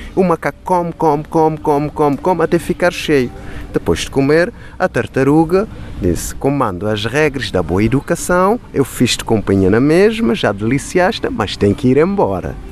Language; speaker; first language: Portuguese; non-native, local second language; Kabuverdianu